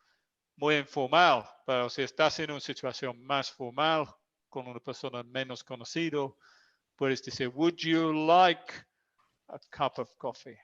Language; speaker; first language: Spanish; non-native, fluent; English